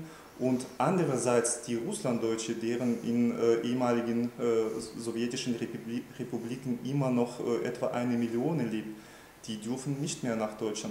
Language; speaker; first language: German; non-native, fluent; Russian